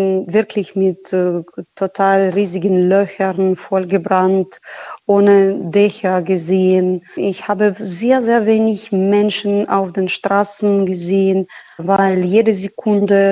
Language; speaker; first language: German; non-native, fluent; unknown